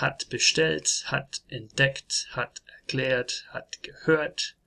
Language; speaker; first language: German; non-native, learner; English